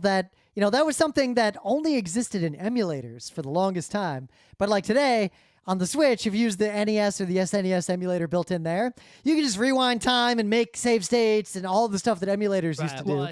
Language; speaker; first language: English; native; English